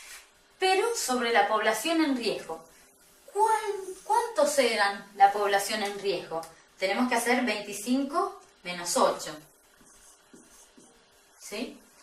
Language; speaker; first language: Spanish; native; Spanish